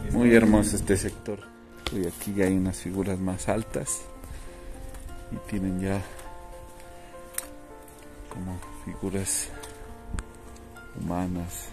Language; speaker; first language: Spanish; native; Spanish